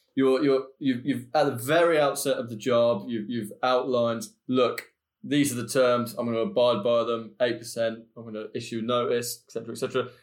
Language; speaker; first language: English; native; English